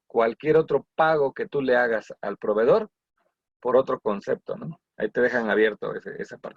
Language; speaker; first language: Spanish; native; Spanish